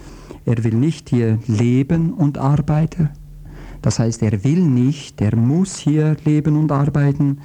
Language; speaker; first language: German; non-native, fluent; Croatian